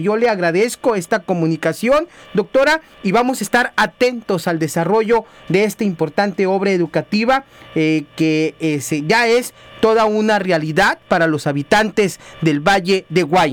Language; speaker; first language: Spanish; native; Spanish